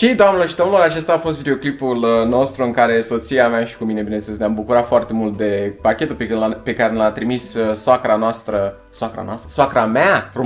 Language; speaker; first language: Romanian; native; Romanian